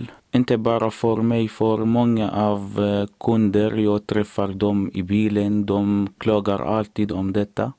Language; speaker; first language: Swedish; non-native, learner; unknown